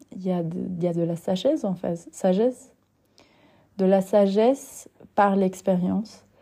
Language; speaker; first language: French; non-native, fluent; Spanish